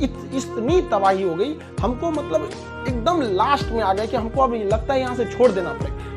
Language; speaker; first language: Hindi; native; Hindi